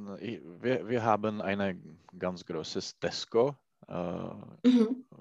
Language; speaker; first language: German; non-native, learner; Czech